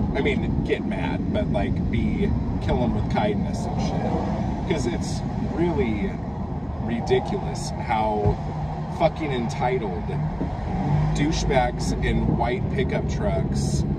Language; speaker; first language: English; native; English